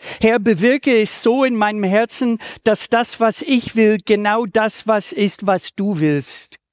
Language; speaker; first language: German; non-native, fluent; English